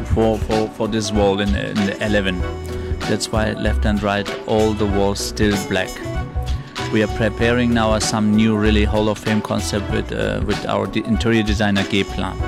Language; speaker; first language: English; non-native, fluent; Turkish